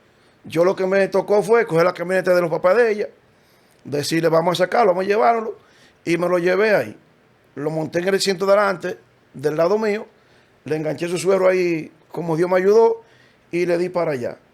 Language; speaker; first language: Spanish; native; Spanish